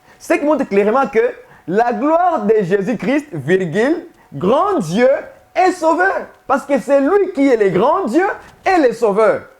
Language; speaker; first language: French; non-native, local second language; Swahili